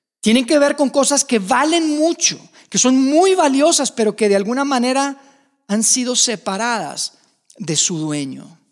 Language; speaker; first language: Spanish; native; Spanish